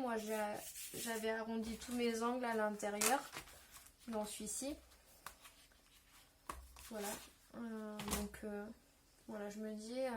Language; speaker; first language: French; native; French